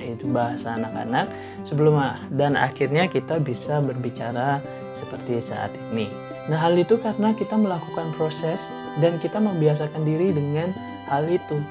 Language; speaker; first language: Indonesian; non-native, local second language; Balinese